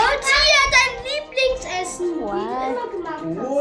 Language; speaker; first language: German; early bilingual, other home language; Amharic